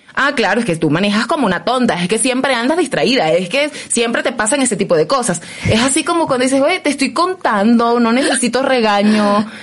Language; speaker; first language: Spanish; native; Spanish